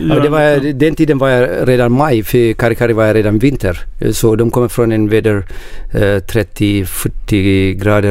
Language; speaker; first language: Swedish; non-native, learner; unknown